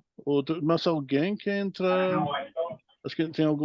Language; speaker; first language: Portuguese; non-native, fluent; English